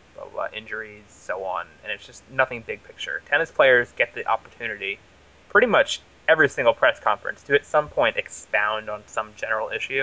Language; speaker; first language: English; native; English